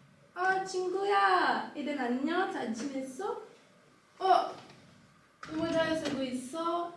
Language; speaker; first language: Korean; non-native, learner; French